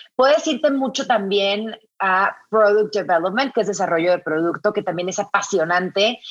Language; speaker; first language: Spanish; native; Spanish